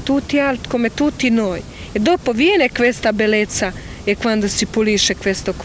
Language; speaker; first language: Italian; non-native, learner; Croatian